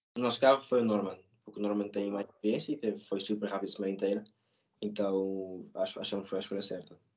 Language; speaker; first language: Portuguese; native; Portuguese